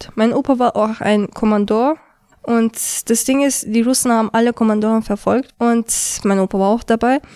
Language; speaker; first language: German; early bilingual, other home language; Chechen